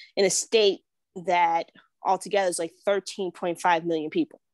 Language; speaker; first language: English; native; English